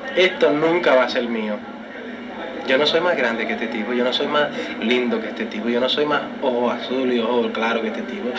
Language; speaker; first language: Spanish; early bilingual, heritage; Spanish